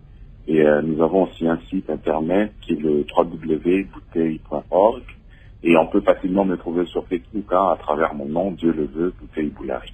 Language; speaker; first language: French; non-native, local second language; Lingala